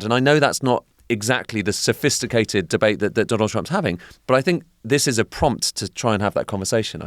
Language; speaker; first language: English; native; English